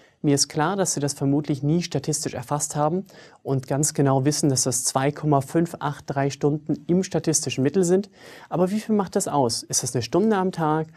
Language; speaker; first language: German; early bilingual, other home language; English